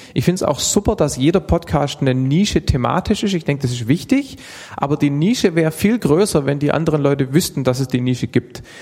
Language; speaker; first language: German; native; German